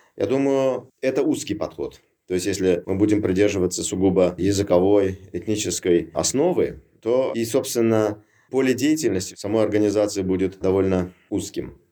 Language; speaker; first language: Russian; non-native, local second language; Uzbek